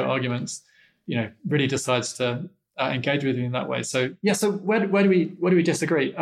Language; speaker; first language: English; native; English